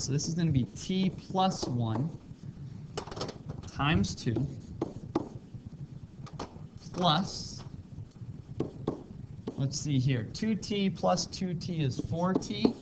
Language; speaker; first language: English; native; English